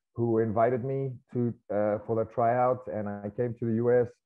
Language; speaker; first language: English; native; English